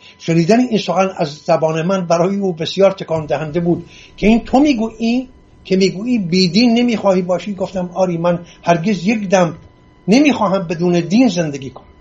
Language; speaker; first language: Persian; non-native, local second language; Assyrian Neo-Aramaic